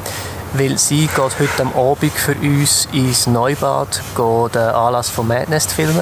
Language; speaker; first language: German; native; German